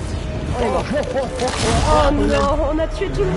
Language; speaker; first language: French; native; French